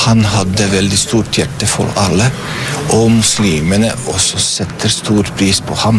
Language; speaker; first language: Norwegian; non-native, fluent; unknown